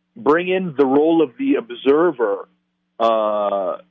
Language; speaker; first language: English; native; English